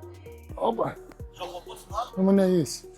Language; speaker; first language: Russian; non-native, local second language; Uzbek